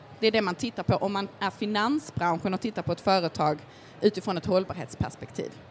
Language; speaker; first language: Swedish; native; Swedish